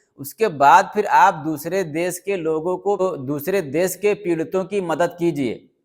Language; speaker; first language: Hindi; native; Hindi